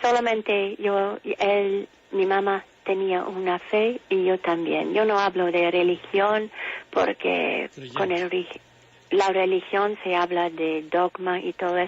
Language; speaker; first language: Spanish; non-native, fluent; English